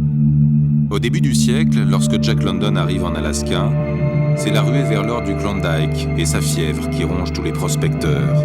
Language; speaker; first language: French; native; French